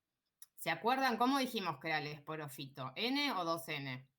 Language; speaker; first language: Spanish; native; Spanish